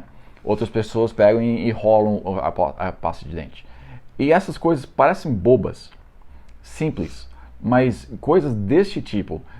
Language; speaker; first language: Portuguese; non-native, fluent; English